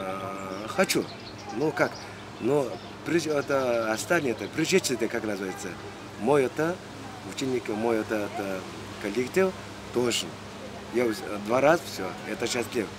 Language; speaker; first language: Russian; non-native, learner; Mongolian